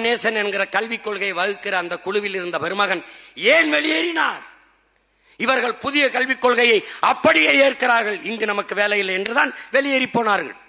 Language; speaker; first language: Tamil; native; Tamil